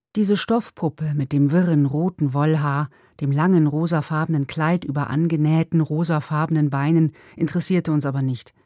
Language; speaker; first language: German; native; German